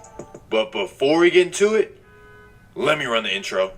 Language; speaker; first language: English; native; English